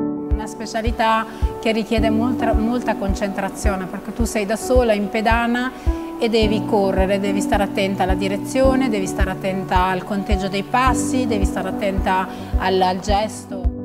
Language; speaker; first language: Italian; non-native, fluent; Albanian